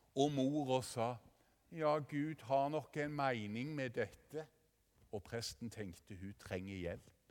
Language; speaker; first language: Norwegian; native; Norwegian